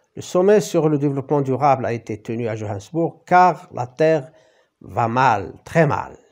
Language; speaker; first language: French; non-native, local second language; Arabic